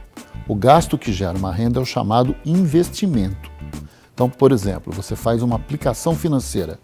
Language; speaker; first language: Portuguese; native; Portuguese